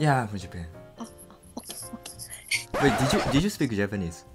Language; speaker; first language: English; non-native, fluent; Japanese